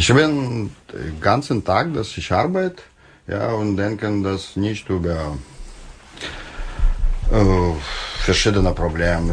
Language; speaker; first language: German; non-native, learner; Russian